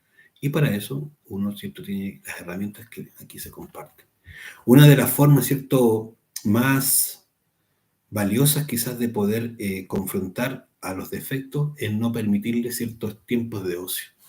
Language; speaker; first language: Spanish; native; Spanish